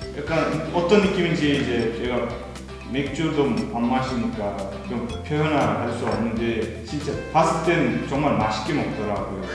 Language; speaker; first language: Korean; non-native, fluent; Uzbek